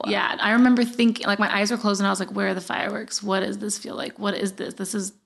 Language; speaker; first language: English; non-native, fluent; Spanish